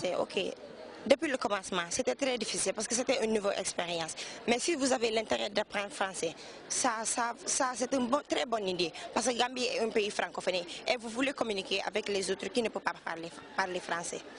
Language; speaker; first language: French; non-native, learner; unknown